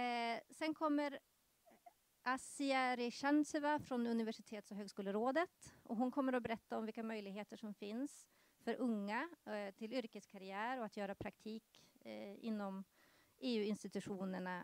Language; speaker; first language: Swedish; native; Swedish